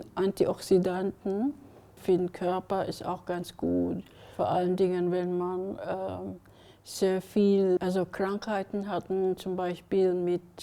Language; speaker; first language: German; non-native, fluent; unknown